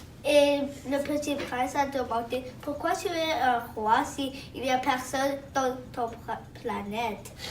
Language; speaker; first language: French; non-native, local second language; English